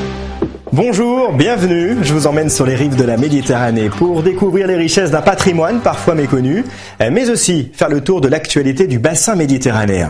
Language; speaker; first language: French; native; French